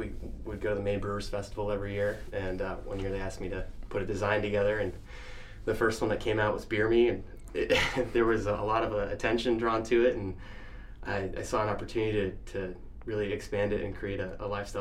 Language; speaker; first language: English; native; English